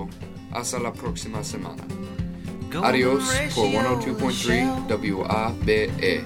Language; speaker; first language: Spanish; non-native, learner; English